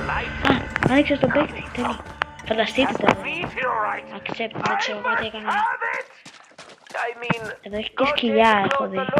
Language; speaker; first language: Greek; native; Greek